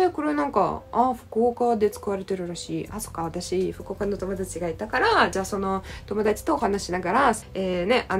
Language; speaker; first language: Japanese; non-native, fluent; Russian